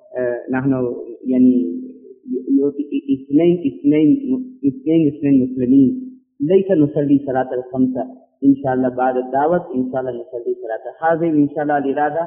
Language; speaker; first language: Arabic; non-native, learner; Urdu